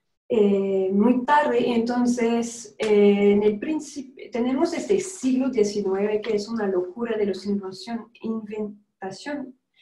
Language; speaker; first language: Spanish; non-native, fluent; French